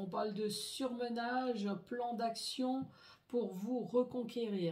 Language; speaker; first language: French; native; French